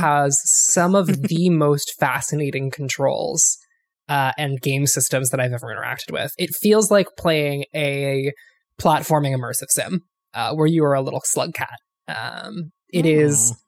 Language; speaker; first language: English; native; English